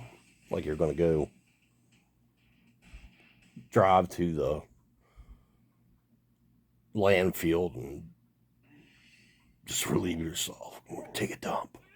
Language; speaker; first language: English; native; English